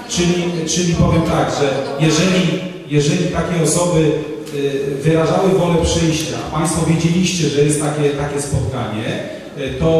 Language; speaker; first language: Polish; native; Polish